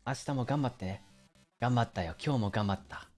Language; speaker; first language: Japanese; early bilingual, other home language; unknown